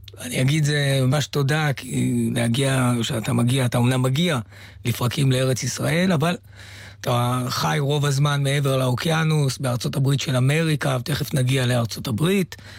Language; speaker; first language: Hebrew; native; Hebrew